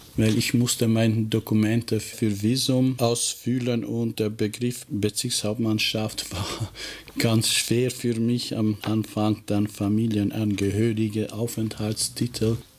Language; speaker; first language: German; non-native, fluent; Albanian